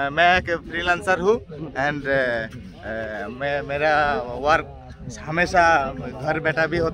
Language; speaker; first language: Hindi; non-native, learner; Bangla